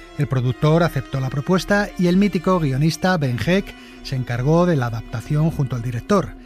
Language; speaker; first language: Spanish; native; Spanish